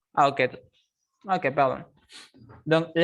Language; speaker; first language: French; non-native, fluent; Spanish